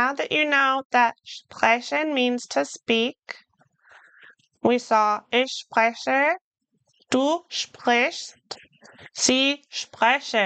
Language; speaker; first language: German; non-native, fluent; English